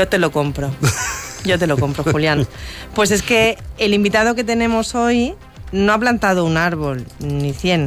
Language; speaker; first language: Spanish; native; Spanish